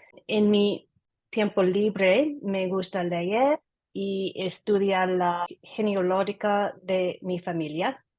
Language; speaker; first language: Spanish; non-native, learner; English